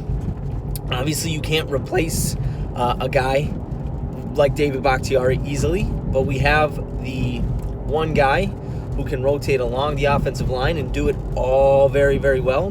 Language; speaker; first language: English; native; English